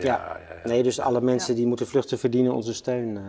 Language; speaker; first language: Dutch; native; Dutch